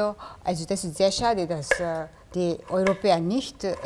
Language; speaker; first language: German; non-native, learner; Japanese